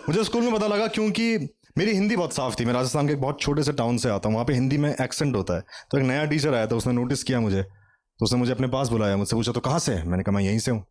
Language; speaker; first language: Hindi; native; Hindi